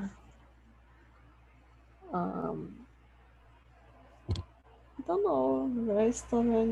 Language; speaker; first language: English; non-native, learner; Portuguese